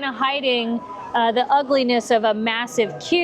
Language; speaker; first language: English; native; English